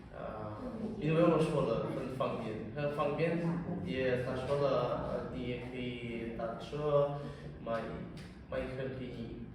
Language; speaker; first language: Chinese; non-native, learner; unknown